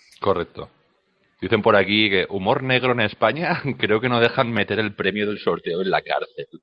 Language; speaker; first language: Spanish; native; Spanish